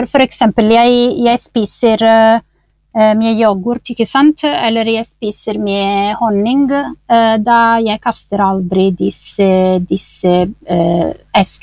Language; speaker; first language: Norwegian; non-native, fluent; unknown